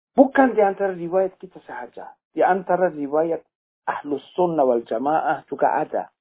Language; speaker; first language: Indonesian; non-native, fluent; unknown